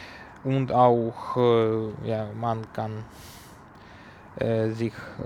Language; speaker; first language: German; non-native, learner; Ukrainian